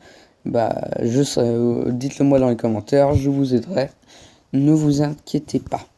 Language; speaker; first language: French; native; French